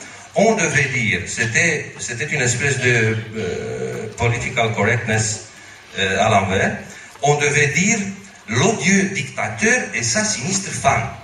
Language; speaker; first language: French; non-native, fluent; Romanian